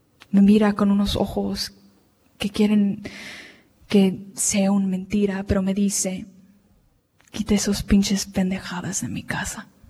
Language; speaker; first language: Spanish; early bilingual, heritage; Spanish